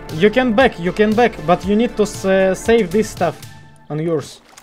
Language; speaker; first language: English; non-native, learner; Russian